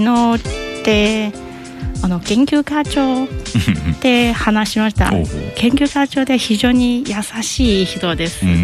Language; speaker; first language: Japanese; non-native, learner; Chinese